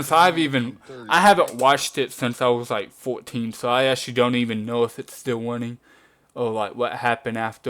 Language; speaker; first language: English; native; English